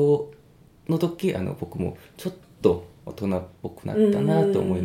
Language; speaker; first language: Japanese; non-native, fluent; Korean